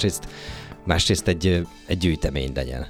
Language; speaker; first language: Hungarian; native; Hungarian